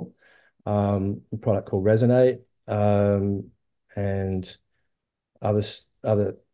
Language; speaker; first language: English; native; English